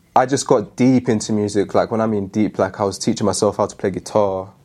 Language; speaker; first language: English; native; English